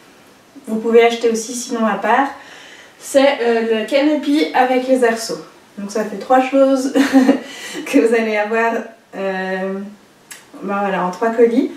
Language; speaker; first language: French; native; French